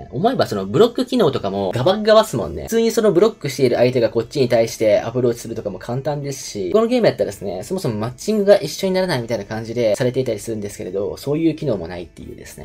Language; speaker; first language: Japanese; native; Japanese